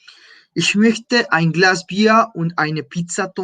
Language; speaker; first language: German; non-native, fluent; Spanish